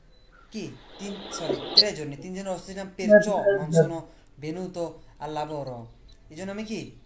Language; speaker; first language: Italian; non-native, fluent; Bangla